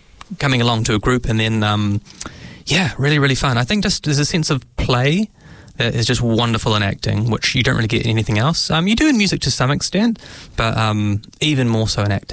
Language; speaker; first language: English; native; English